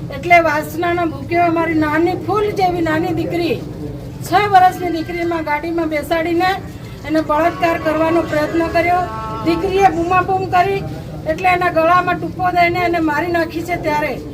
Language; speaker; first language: Gujarati; native; Gujarati